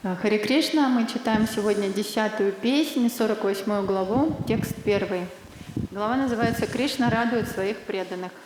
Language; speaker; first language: Russian; native; Russian